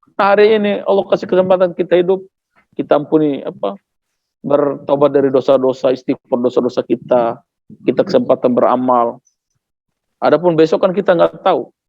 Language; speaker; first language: Indonesian; non-native, local second language; Tetum